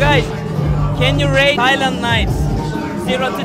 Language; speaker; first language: English; non-native, learner; Turkish